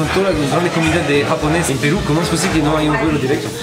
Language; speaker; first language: Spanish; non-native, learner; French